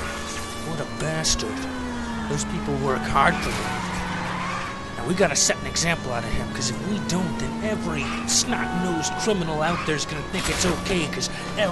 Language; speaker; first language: English; native; English